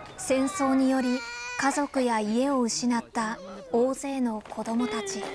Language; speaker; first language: Japanese; native; Japanese